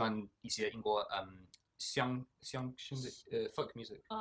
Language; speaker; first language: Chinese; early bilingual, heritage; English